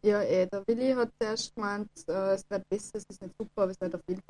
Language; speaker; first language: German; native; German